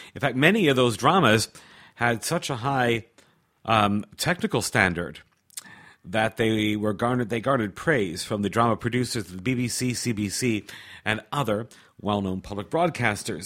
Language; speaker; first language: English; native; English